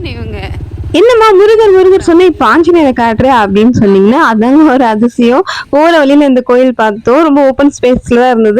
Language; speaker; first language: Tamil; native; Tamil